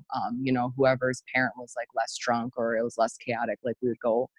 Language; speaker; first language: English; native; English